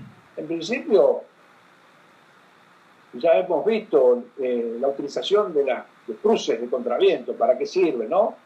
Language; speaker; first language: Spanish; native; Spanish